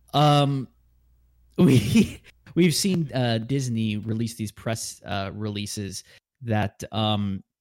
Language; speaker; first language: English; native; English